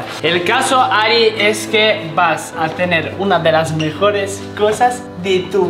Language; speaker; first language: Spanish; native; Spanish